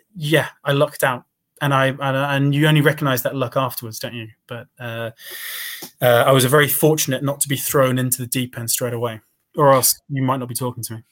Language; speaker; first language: English; native; English